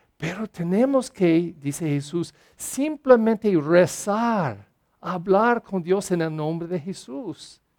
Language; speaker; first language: Spanish; non-native, fluent; English